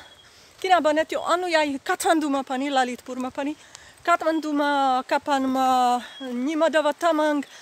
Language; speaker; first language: Nepali; non-native, fluent; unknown